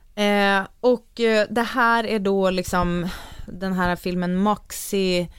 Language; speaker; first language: Swedish; native; Swedish